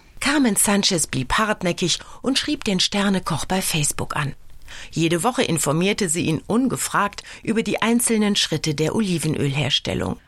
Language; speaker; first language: German; native; German